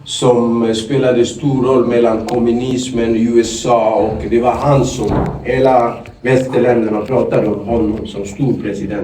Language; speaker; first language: Swedish; non-native, fluent; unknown